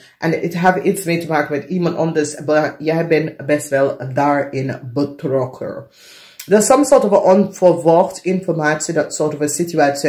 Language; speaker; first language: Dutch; non-native, learner; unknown